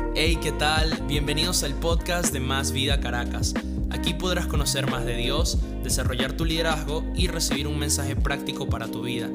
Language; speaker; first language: Spanish; native; Spanish